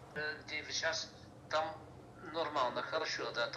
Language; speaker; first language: Russian; non-native, learner; Dutch